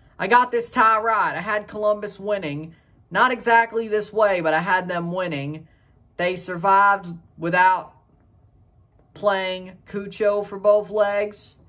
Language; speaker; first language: English; native; English